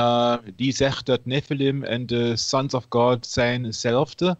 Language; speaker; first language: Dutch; non-native, learner; German